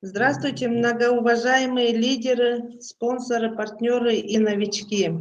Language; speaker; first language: Russian; non-native, local second language; Kyrgyz